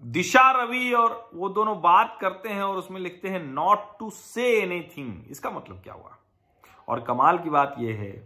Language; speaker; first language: Hindi; native; Hindi